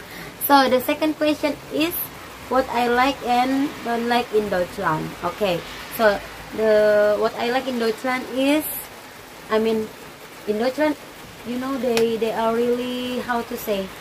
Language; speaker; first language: English; non-native, learner; Indonesian